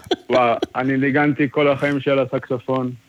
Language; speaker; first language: Hebrew; early bilingual, heritage; English